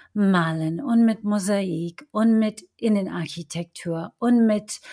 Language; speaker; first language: German; non-native, fluent; English